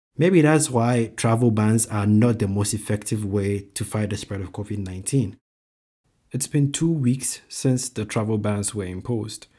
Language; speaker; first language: English; non-native, local second language; Akan